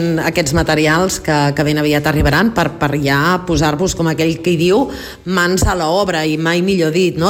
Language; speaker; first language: Catalan; native; Catalan